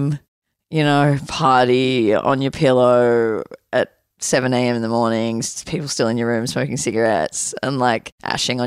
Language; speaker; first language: English; native; English